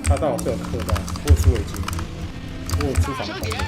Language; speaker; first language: Chinese; native; Chinese